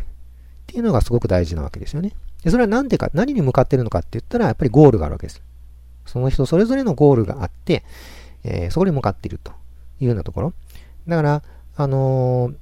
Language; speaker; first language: Japanese; native; Japanese